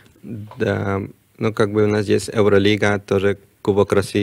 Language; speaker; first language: Russian; non-native, learner; Spanish